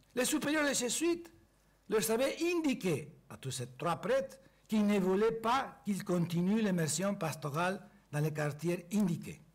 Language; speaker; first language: French; non-native, fluent; Spanish